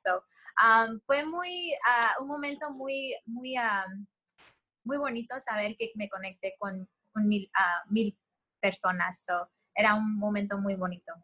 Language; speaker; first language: Spanish; early bilingual, heritage; Spanish